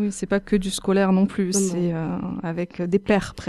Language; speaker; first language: French; native; French